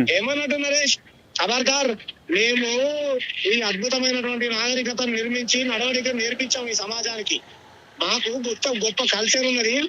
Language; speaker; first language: Telugu; native; Telugu